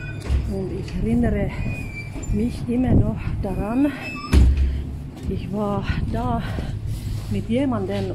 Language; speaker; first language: German; non-native, fluent; Finnish